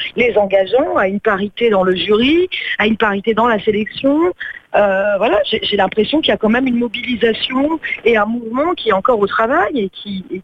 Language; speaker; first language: French; native; French